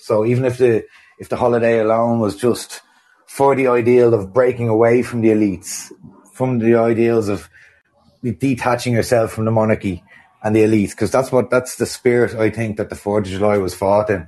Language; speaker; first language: English; native; English